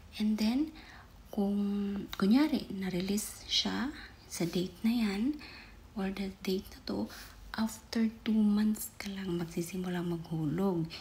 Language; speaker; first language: Filipino; non-native, local second language; Waray